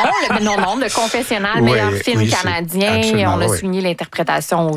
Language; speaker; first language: French; native; French